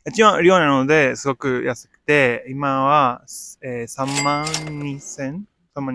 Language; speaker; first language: Japanese; non-native, fluent; Spanish